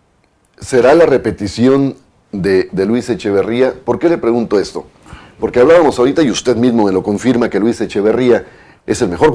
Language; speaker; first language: Spanish; native; Spanish